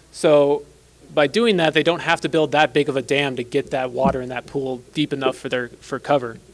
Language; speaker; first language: English; native; English